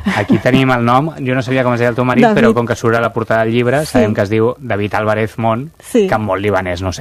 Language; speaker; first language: Catalan; native; Catalan